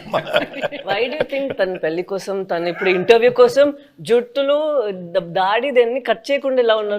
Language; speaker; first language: Telugu; non-native, fluent; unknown